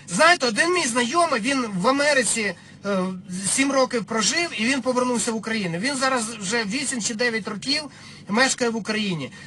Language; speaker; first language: Ukrainian; non-native, local second language; Russian